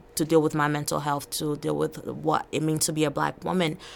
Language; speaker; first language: English; early bilingual, other home language; Portuguese